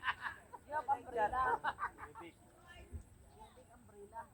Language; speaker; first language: English; non-native, learner; Filipino